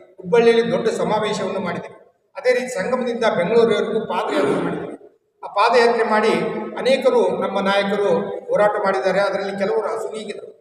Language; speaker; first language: Kannada; native; Kannada